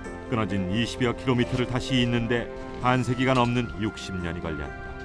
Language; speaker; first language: Korean; native; Korean